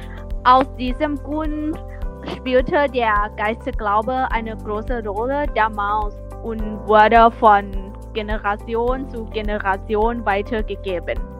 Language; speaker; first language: German; non-native, learner; Thai